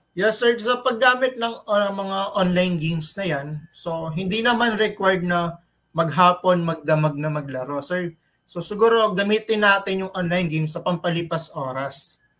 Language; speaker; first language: Filipino; native; Filipino